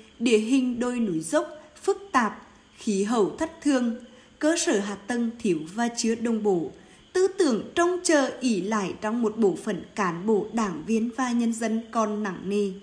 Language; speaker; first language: Vietnamese; non-native, local second language; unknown